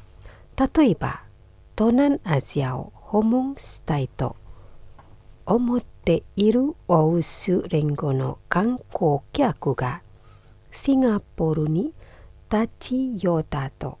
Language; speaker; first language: Japanese; non-native, fluent; Indonesian